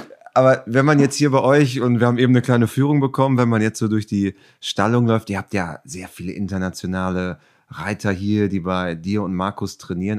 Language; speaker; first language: German; native; German